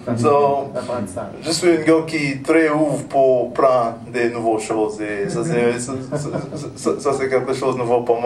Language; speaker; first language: French; non-native, local second language; English